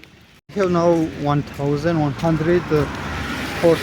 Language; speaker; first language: English; non-native, learner; Georgian